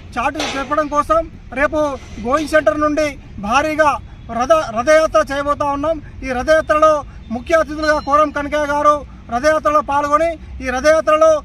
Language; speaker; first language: Telugu; non-native, local second language; Lambadi